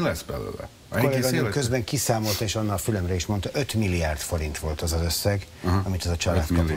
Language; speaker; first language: Hungarian; native; Hungarian